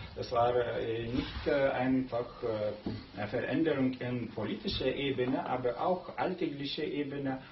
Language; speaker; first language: German; non-native, learner; Lithuanian